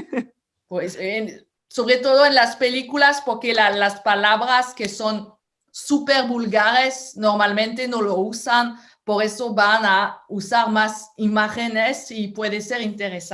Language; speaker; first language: Spanish; non-native, fluent; French